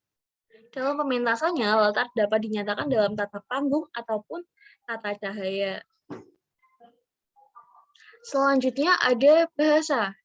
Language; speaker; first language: Indonesian; native; Indonesian